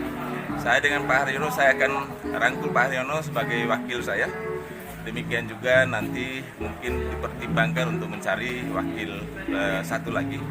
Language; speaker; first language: Indonesian; native; Indonesian